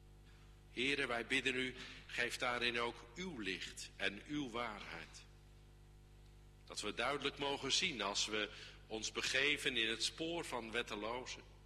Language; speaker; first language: Dutch; native; Dutch